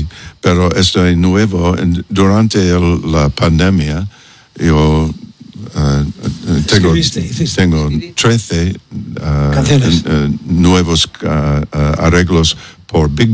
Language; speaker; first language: Spanish; non-native, learner; English